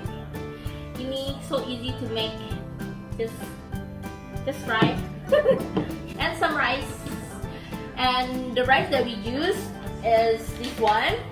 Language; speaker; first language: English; non-native, fluent; Indonesian